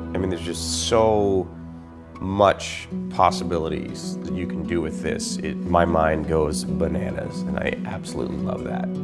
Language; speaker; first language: English; native; English